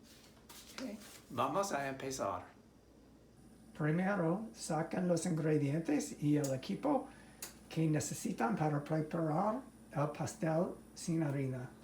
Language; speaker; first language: Spanish; non-native, learner; English